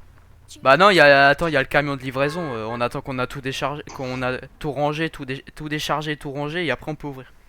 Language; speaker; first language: French; native; French